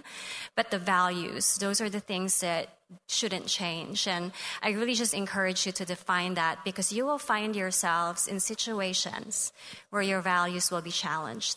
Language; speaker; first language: English; non-native, local second language; Filipino